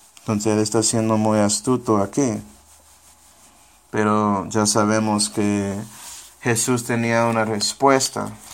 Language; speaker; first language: Spanish; non-native, fluent; English